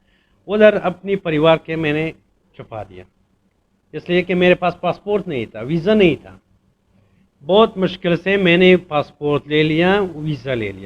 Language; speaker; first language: Hindi; non-native, fluent; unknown